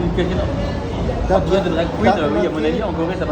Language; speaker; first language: French; native; French